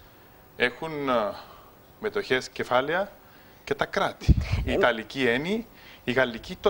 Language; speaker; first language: Greek; native; Greek